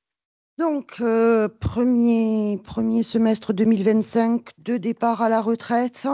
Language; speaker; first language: French; native; French